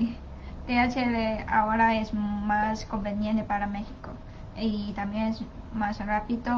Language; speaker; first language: Spanish; non-native, learner; Chinese